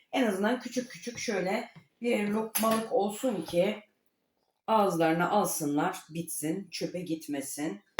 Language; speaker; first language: Turkish; native; Turkish